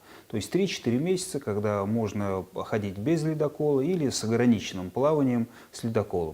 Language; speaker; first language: Russian; native; Russian